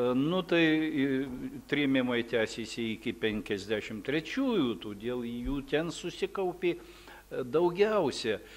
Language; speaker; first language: Lithuanian; early bilingual, heritage; Lithuanian